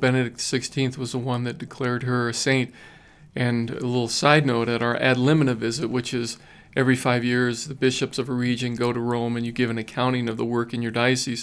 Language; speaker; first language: English; native; English